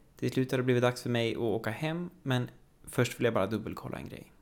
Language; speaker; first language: Swedish; native; Swedish